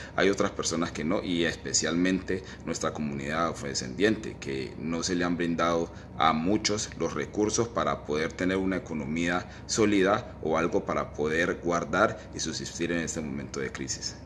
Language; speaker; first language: Spanish; native; Spanish